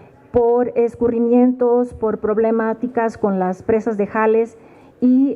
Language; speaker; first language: Spanish; native; Spanish